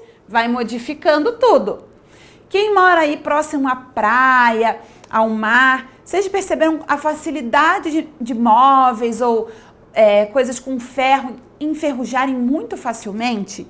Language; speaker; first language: Portuguese; native; Portuguese